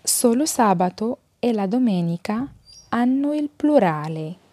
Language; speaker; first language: Italian; non-native, fluent; Arabic